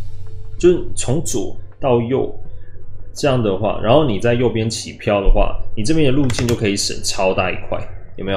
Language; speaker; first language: Chinese; native; Chinese